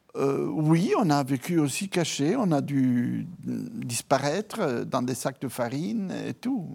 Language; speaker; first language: French; non-native, fluent; Italian